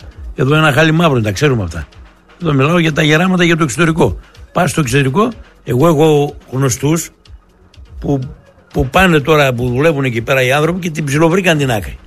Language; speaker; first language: Greek; native; Greek